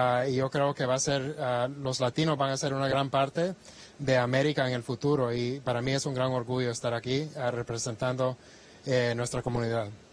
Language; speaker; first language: Spanish; early bilingual, heritage; Spanish